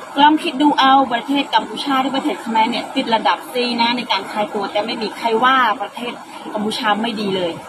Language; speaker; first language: Thai; non-native, learner; Khmer